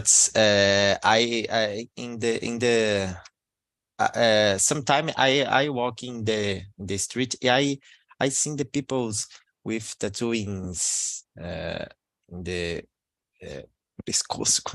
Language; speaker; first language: English; non-native, learner; Portuguese